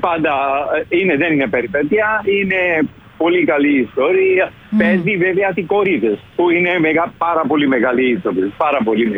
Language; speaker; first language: Greek; non-native, learner; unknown